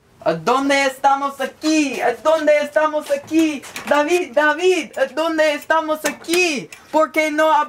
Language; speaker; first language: Spanish; non-native, learner; English